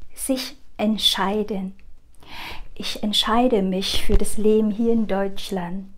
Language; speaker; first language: German; non-native, fluent; Vietnamese